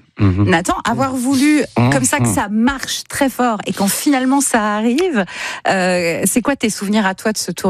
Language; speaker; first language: French; native; French